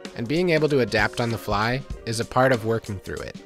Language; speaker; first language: English; native; English